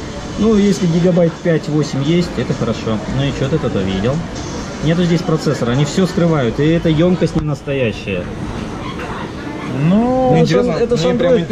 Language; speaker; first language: Russian; native; Russian